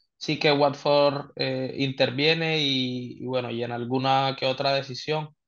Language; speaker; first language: Spanish; native; Spanish